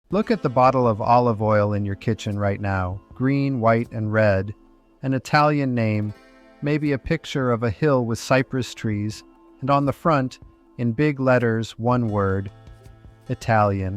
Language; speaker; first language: English; non-native, fluent; Italian